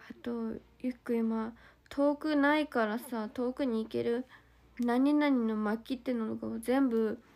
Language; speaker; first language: Japanese; native; Japanese